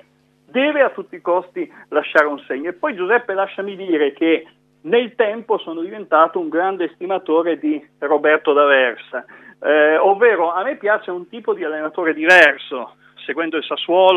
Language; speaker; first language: Italian; native; Italian